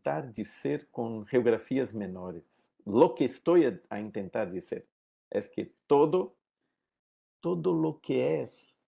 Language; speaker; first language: Spanish; non-native, learner; Portuguese